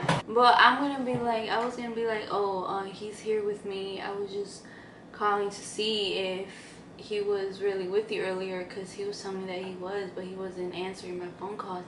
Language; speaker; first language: English; early bilingual, other home language; Spanish